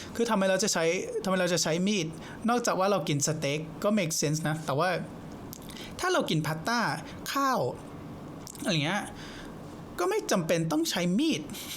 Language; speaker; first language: Thai; non-native, fluent; English